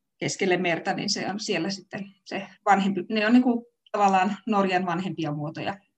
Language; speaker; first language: Finnish; native; Finnish